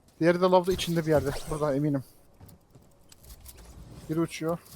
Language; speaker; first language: Turkish; native; Turkish